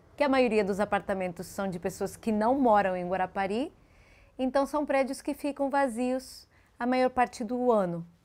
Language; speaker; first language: Portuguese; early bilingual, heritage; Spanish